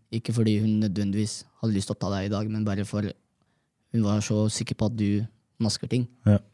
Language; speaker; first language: Norwegian; early bilingual, other home language; Somali